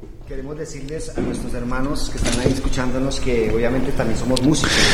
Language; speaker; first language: Spanish; native; Spanish